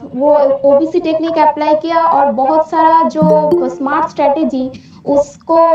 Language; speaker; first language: Hindi; native; Hindi